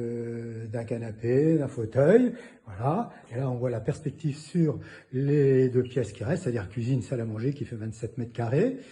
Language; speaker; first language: French; native; French